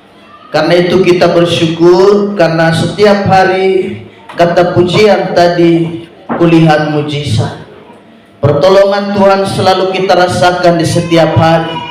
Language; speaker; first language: Indonesian; native; Indonesian